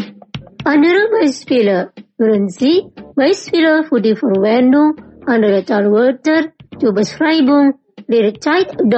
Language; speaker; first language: German; non-native, fluent; Indonesian